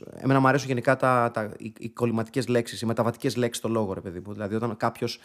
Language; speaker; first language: Greek; native; Greek